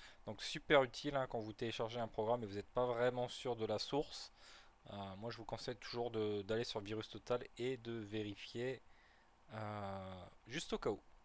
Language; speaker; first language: French; native; French